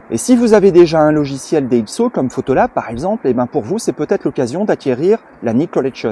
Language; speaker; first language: French; native; French